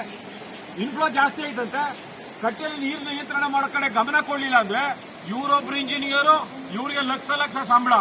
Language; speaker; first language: Kannada; native; Kannada